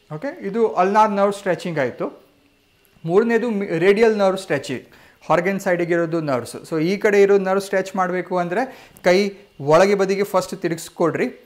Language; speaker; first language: Kannada; non-native, local second language; Gujarati